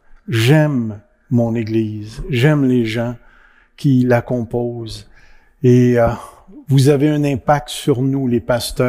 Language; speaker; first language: French; native; French